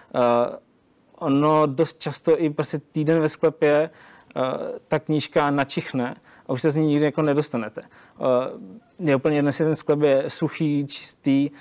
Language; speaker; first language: Czech; native; Czech